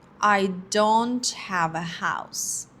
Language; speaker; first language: English; non-native, fluent; Ukrainian